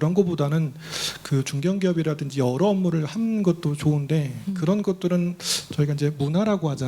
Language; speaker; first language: Korean; native; Korean